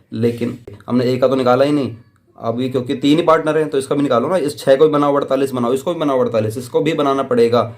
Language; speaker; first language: Hindi; native; Hindi